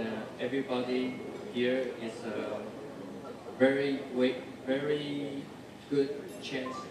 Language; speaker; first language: English; non-native, learner; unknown